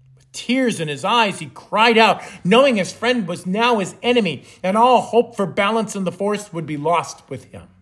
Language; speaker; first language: English; native; English